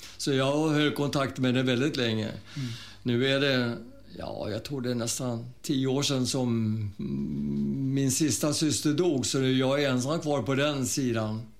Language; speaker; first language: Swedish; early bilingual, other home language; German